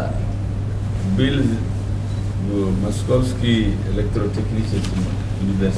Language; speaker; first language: Russian; non-native, learner; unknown